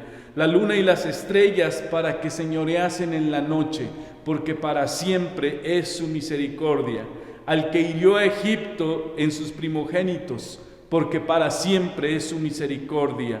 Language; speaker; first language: Spanish; native; Spanish